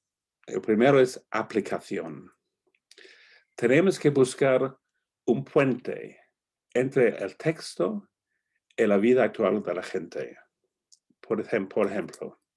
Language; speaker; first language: Spanish; non-native, fluent; English